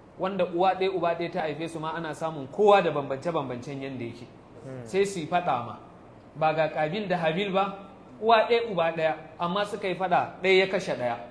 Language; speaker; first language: Hausa; native; Hausa